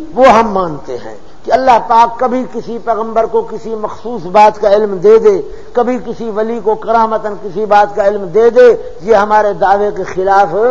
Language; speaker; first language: Urdu; non-native, local second language; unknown